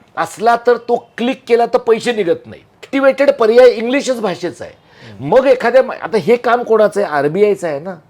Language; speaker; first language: Marathi; native; Marathi